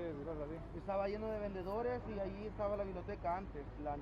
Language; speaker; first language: Spanish; native; Spanish